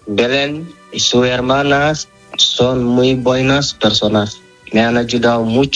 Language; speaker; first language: Spanish; non-native, learner; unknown